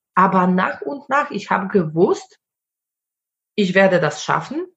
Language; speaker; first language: German; non-native, fluent; Polish